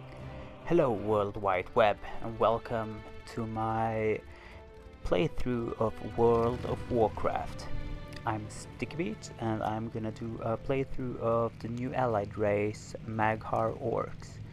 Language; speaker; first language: English; non-native, fluent; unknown